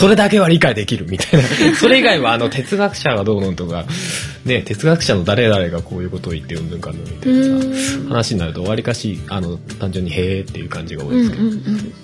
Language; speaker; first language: Japanese; native; Japanese